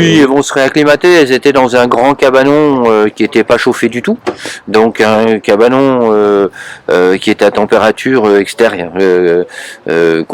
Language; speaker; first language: French; native; French